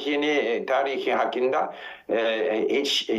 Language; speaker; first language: Turkish; non-native, learner; English